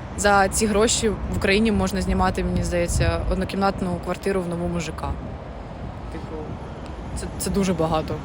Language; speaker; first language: Ukrainian; native; Ukrainian